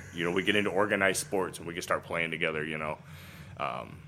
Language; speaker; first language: English; native; English